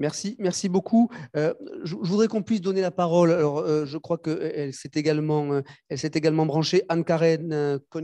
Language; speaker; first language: French; native; French